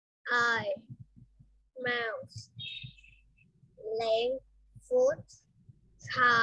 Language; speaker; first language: English; non-native, learner; Vietnamese